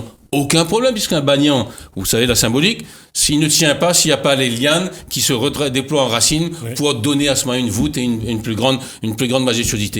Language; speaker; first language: French; native; French